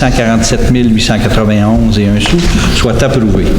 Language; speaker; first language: French; native; French